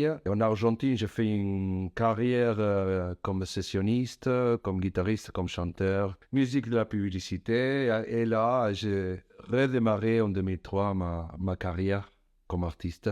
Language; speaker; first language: French; non-native, fluent; Spanish